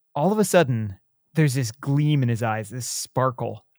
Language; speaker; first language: English; native; English